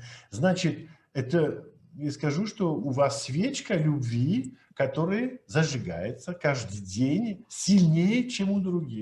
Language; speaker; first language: Russian; non-native, fluent; French